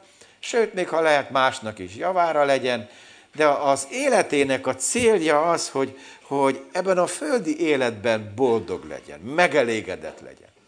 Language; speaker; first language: Hungarian; native; Hungarian